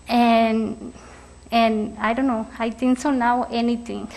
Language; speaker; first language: English; non-native, learner; Spanish